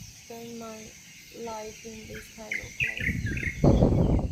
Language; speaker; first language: English; non-native, local second language; Hindi